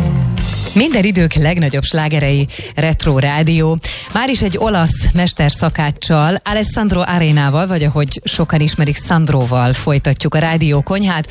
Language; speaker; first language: Hungarian; native; Hungarian